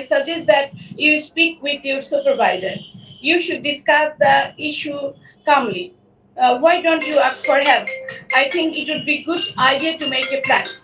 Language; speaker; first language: English; non-native, fluent; Bangla